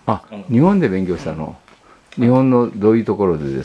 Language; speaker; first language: Japanese; native; Japanese